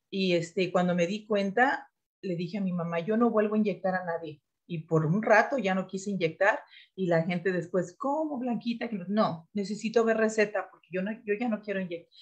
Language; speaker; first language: Spanish; native; Spanish